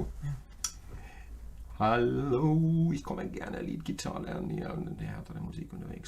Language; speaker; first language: German; native; German